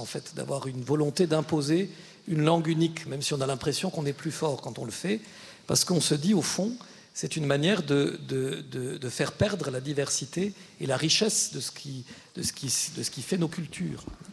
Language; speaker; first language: French; native; French